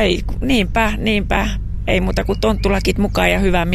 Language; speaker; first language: Finnish; native; Finnish